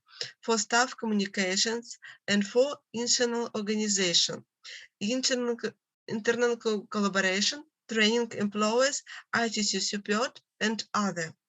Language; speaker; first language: English; non-native, learner; Russian